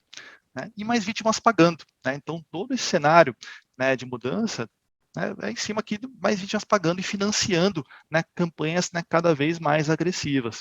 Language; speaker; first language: Portuguese; native; Portuguese